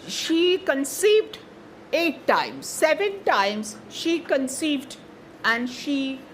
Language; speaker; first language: English; non-native, local second language; Bangla